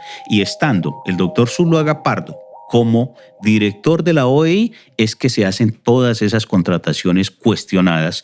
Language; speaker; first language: Spanish; native; Spanish